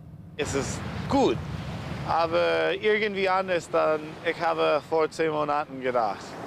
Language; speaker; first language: German; non-native, fluent; English